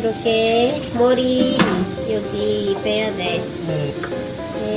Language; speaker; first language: Korean; non-native, learner; Filipino